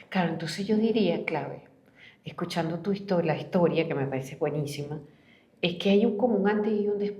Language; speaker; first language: Spanish; native; Spanish